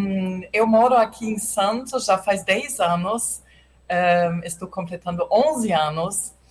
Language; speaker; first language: Portuguese; non-native, fluent; German